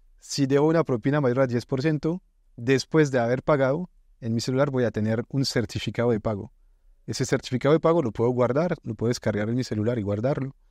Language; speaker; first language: Spanish; non-native, fluent; French